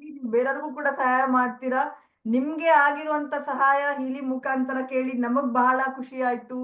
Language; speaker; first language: Kannada; native; Kannada